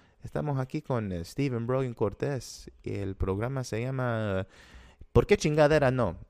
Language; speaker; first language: Spanish; early bilingual, heritage; Spanish